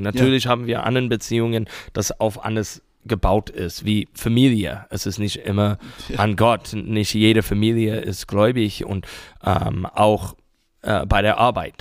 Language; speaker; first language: German; non-native, fluent; English